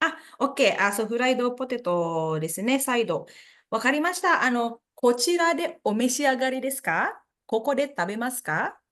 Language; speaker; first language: Japanese; non-native, fluent; Indonesian